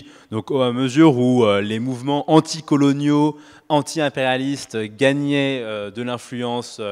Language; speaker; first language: French; native; French